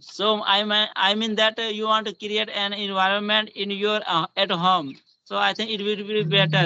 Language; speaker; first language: English; non-native, learner; Hindi